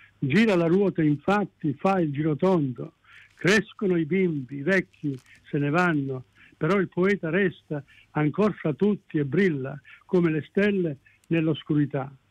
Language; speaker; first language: Italian; early bilingual, heritage; Italian